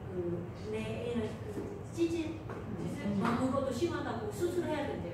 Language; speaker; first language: Korean; non-native, fluent; Vietnamese